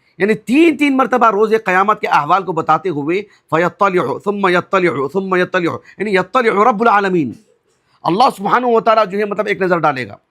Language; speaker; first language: Urdu; native; Urdu